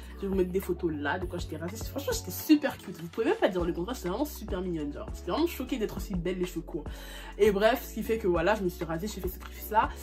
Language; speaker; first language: French; early bilingual, other home language; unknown